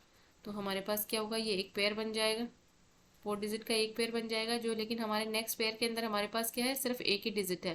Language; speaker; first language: Hindi; native; Hindi